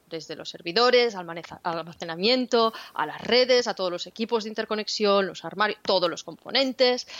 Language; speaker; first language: Spanish; native; Spanish